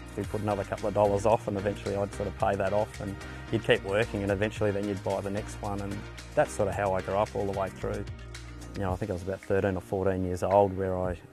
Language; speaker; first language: English; native; English